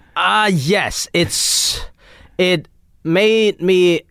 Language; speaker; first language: English; non-native, local second language; Chinese